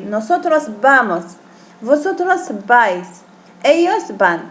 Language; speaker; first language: Spanish; non-native, fluent; Arabic